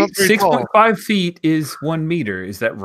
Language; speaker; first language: English; native; English